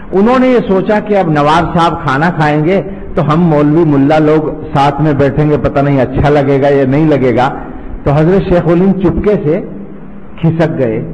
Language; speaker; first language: Urdu; native; Urdu